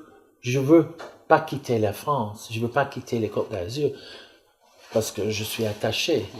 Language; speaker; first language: French; non-native, fluent; English